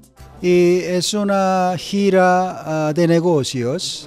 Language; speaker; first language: Spanish; non-native, learner; Korean